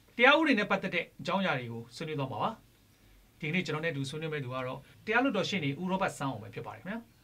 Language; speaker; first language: Burmese; native; Burmese